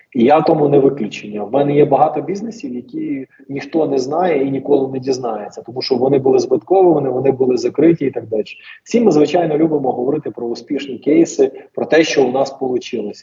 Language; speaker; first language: Ukrainian; native; Ukrainian